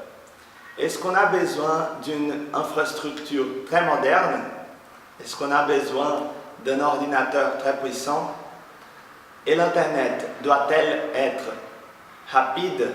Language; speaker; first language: French; non-native, fluent; Portuguese